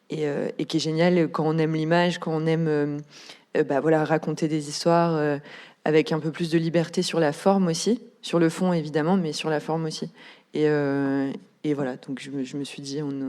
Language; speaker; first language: French; native; French